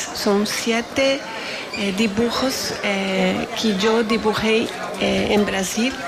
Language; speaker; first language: Spanish; non-native, fluent; Portuguese